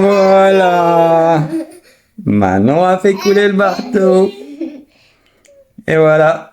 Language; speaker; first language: French; native; French